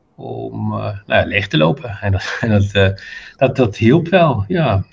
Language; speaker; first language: Dutch; non-native, fluent; Arabic